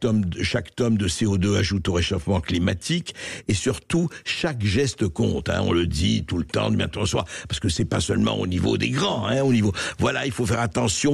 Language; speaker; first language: French; native; French